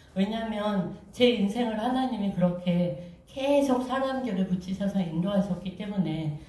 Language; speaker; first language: Korean; native; Korean